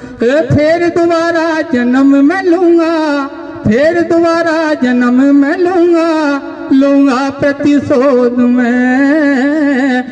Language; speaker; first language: Hindi; native; Hindi